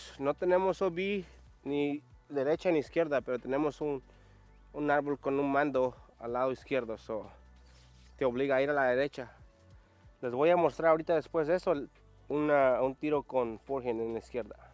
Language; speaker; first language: Spanish; early bilingual, heritage; Spanish